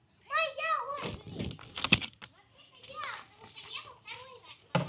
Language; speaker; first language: Russian; native; Russian